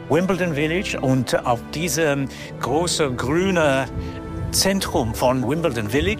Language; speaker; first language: German; non-native, fluent; English